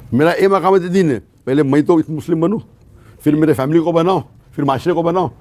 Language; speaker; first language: Urdu; non-native, local second language; Konkani